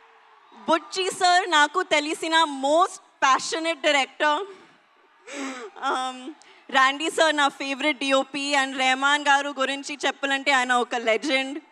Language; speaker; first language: Telugu; non-native, learner; Hindi